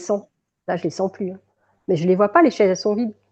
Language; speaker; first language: French; native; French